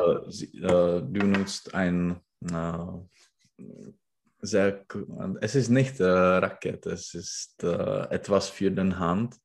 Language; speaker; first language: German; non-native, learner; Czech